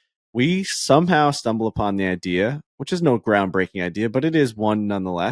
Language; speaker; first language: English; native; English